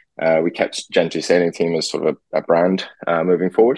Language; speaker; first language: English; native; English